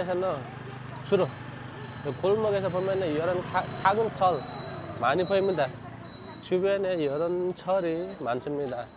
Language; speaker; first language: Korean; non-native, fluent; Nepali